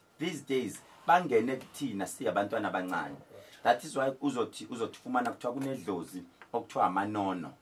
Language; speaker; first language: Zulu; native; Zulu